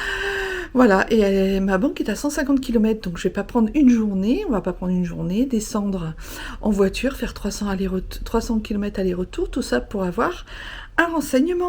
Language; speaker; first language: French; native; French